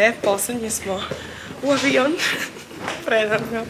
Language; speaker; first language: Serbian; early bilingual, heritage; Serbian